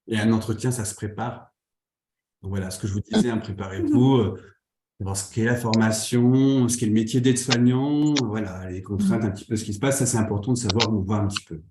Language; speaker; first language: French; native; French